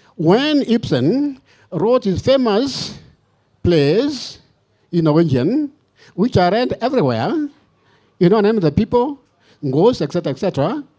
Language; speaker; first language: English; non-native, local second language; Swahili